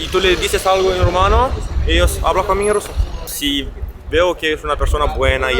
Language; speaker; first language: Spanish; non-native, learner; Romanian